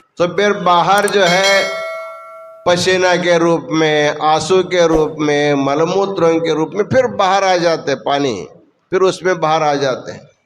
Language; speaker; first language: Hindi; non-native, local second language; Marathi